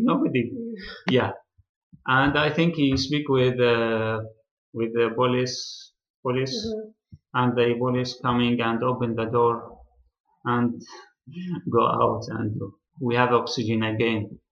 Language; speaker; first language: English; non-native, learner; Arabic